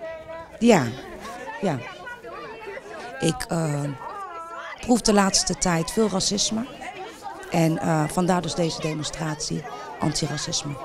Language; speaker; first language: Dutch; early bilingual, other home language; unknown